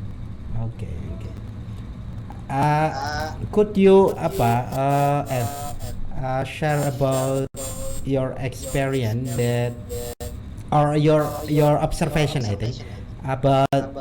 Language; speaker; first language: English; non-native, learner; Indonesian